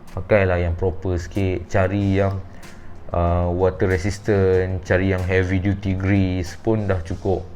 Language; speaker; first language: Malay; native; Malay